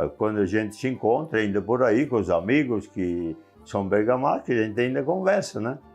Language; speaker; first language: Portuguese; non-native, local second language; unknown